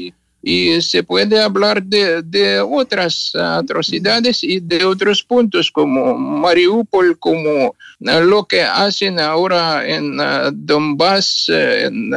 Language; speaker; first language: Spanish; non-native, fluent; Ukrainian